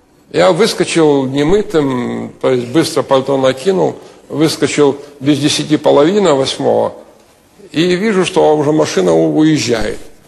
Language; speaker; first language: Russian; non-native, fluent; Lithuanian